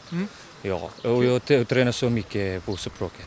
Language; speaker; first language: Swedish; non-native, learner; Arabic